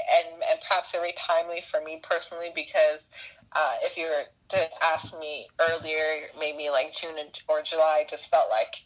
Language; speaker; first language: English; native; English